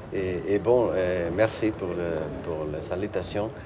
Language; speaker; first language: French; non-native, fluent; Spanish